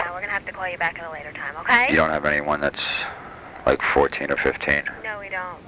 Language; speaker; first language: English; native; English